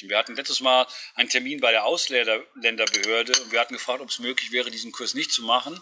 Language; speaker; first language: German; native; German